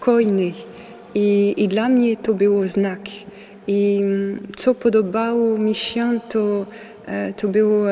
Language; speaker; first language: Polish; non-native, learner; French